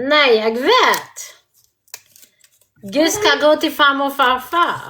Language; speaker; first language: Swedish; non-native, learner; French